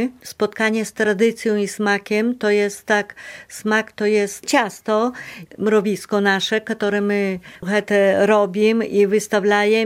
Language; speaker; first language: Polish; non-native, local second language; Belarusian